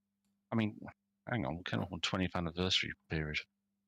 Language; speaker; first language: English; native; English